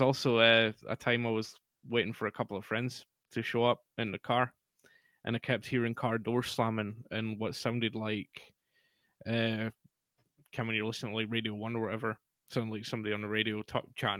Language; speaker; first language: English; native; English